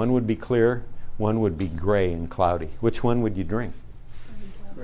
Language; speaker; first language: English; native; English